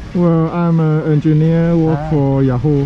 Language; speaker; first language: English; non-native, learner; Chinese